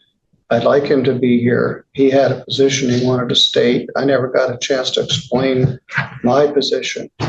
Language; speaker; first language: English; native; English